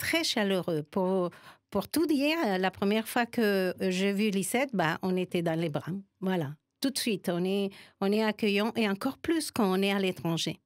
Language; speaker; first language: French; non-native, fluent; Spanish